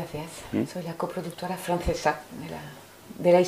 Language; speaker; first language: Spanish; non-native, fluent; French